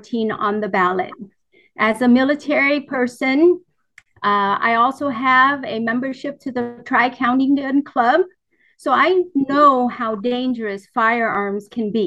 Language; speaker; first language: English; early bilingual, other home language; Vietnamese